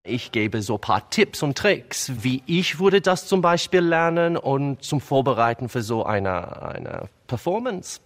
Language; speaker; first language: German; non-native, learner; English